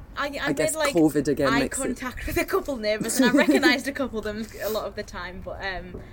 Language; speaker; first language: English; native; English